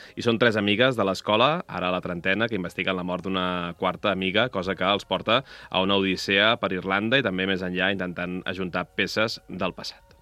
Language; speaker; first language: Catalan; native; Catalan